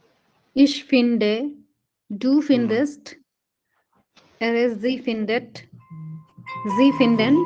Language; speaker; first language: German; non-native, learner; Hindi